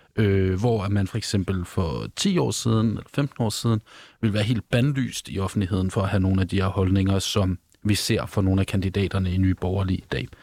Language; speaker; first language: Danish; native; Danish